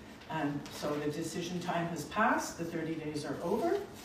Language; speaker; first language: English; native; English